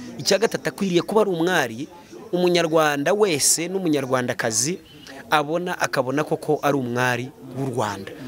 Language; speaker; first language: Kinyarwanda; native; Kinyarwanda